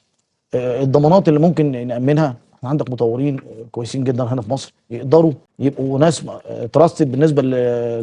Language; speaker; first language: Arabic; native; Arabic